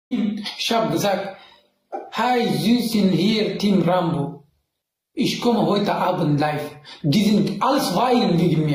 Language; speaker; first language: German; non-native, learner; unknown